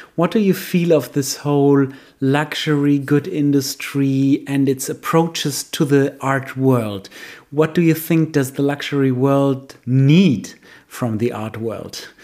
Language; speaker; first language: English; non-native, fluent; German